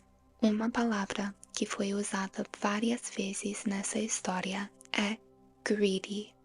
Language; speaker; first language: Portuguese; non-native, fluent; English